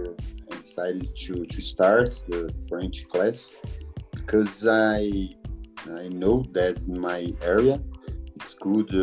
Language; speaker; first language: English; non-native, learner; Portuguese